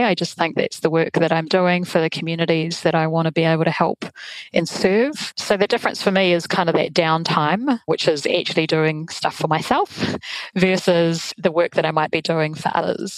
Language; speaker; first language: English; native; English